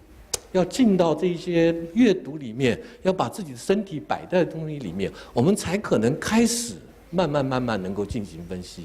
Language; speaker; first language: Chinese; native; Chinese